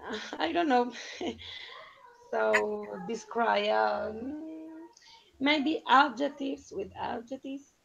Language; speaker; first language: English; non-native, learner; Spanish